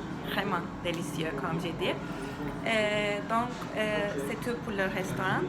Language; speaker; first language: French; non-native, learner; Turkish